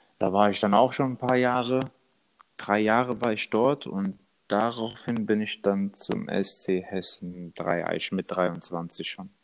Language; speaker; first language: German; early bilingual, other home language; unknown